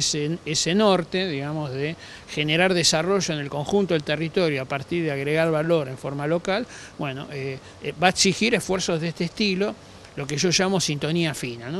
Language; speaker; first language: Spanish; native; Spanish